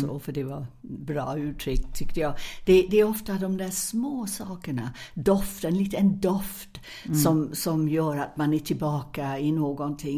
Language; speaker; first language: Swedish; non-native, fluent; English